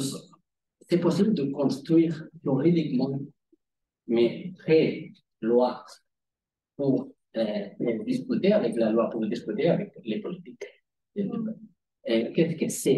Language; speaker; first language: French; non-native, learner; Spanish